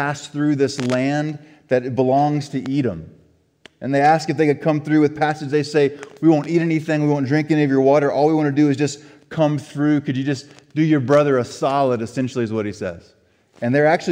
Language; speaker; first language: English; native; English